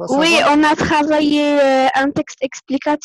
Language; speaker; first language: French; non-native, learner; Arabic